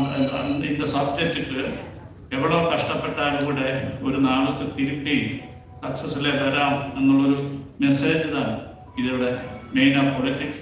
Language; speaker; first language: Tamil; non-native, learner; Malayalam